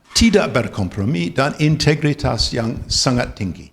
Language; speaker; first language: Indonesian; non-native, fluent; English